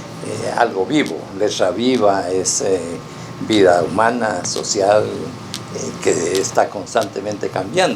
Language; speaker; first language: Spanish; native; Spanish